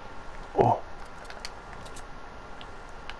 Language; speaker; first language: English; native; English